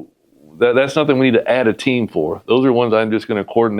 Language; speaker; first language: English; native; English